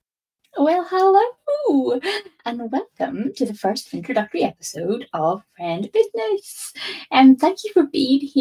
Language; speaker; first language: English; native; English